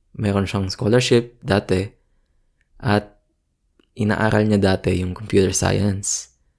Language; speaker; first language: Filipino; native; Filipino